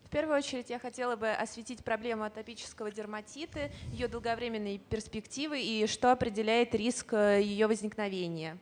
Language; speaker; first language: Russian; native; Russian